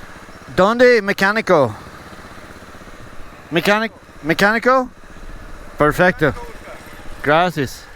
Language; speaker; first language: Spanish; non-native, learner; English